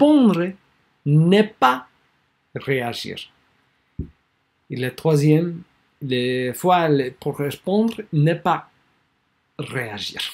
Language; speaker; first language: French; non-native, learner; English